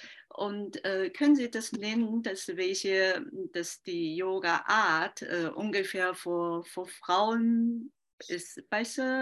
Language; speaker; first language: German; non-native, learner; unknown